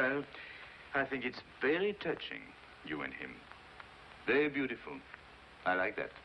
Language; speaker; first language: English; non-native, fluent; French